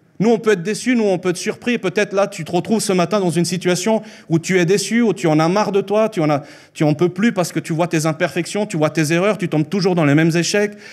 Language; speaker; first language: French; early bilingual, other home language; Spanish